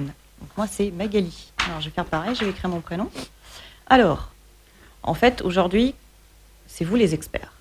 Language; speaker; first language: French; native; French